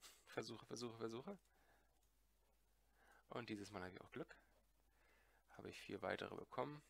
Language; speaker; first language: German; native; German